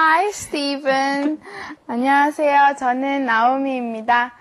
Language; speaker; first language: Korean; non-native, learner; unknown